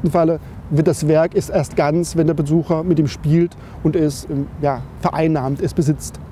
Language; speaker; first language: German; native; German